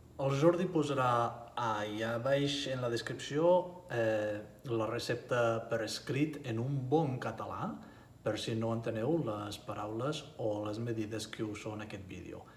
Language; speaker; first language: Catalan; non-native, learner; Spanish